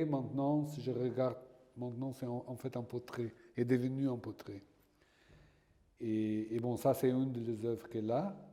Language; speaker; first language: French; non-native, fluent; Portuguese